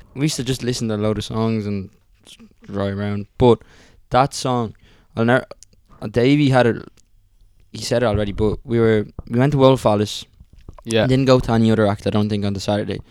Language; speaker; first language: English; early bilingual, other home language; Italian